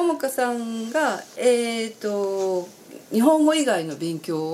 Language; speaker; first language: Japanese; native; Japanese